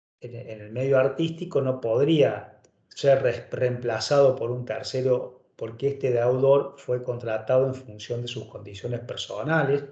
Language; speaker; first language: Spanish; native; Spanish